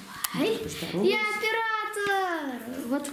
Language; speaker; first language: Russian; non-native, local second language; Lithuanian